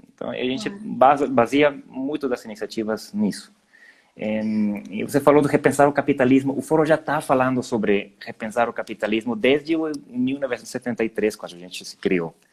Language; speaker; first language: Portuguese; non-native, fluent; Spanish